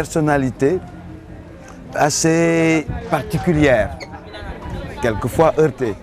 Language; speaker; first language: French; non-native, local second language; Wolof